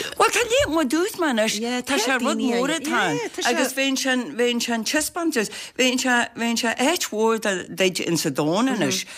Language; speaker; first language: Irish; native; Irish